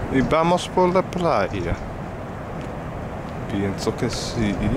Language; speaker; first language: Spanish; non-native, learner; English